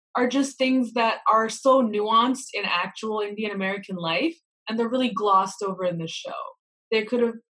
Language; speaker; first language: English; native; English